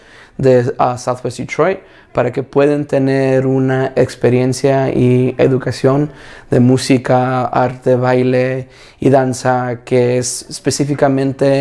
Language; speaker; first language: Spanish; early bilingual, other home language; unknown